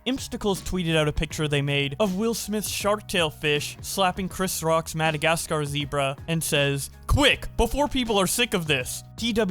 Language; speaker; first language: English; native; English